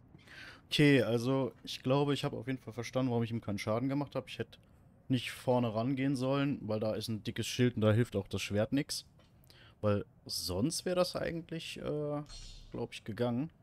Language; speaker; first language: German; native; German